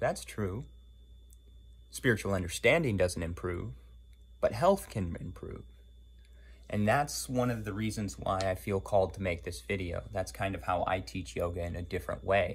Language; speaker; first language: English; native; English